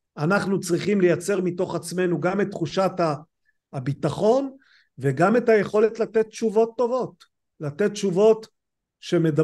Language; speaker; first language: Hebrew; native; Hebrew